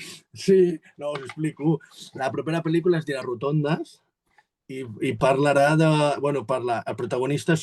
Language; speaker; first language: Catalan; native; Catalan